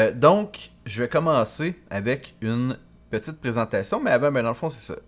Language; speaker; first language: French; native; French